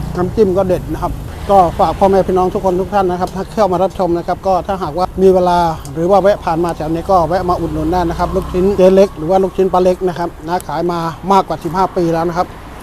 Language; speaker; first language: Thai; native; Thai